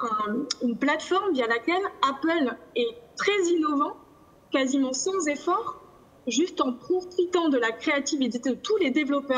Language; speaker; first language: French; native; French